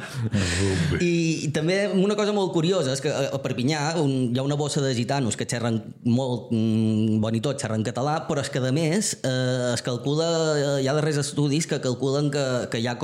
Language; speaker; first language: Catalan; native; Catalan